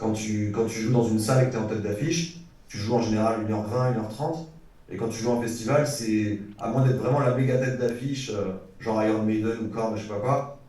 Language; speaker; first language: French; native; French